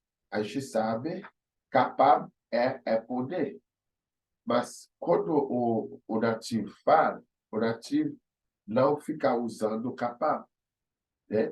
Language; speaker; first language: Portuguese; non-native, fluent; Haitian Creole